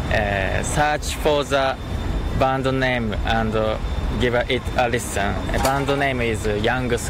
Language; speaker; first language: English; non-native, local second language; Japanese